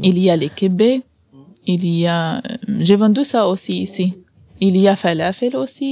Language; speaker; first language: French; non-native, learner; Arabic